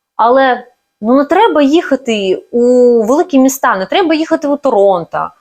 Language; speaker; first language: Ukrainian; native; Ukrainian